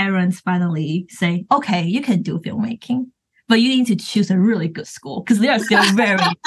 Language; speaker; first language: English; non-native, fluent; Chinese